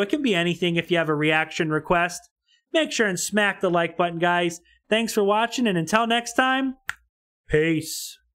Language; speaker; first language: English; native; English